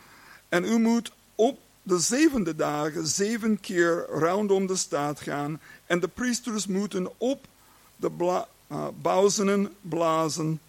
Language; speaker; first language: Dutch; non-native, learner; English